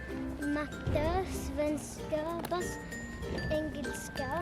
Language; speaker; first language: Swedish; early bilingual, other home language; Mongolian